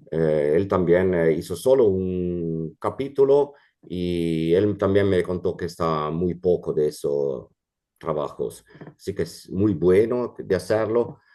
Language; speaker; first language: Spanish; non-native, fluent; Italian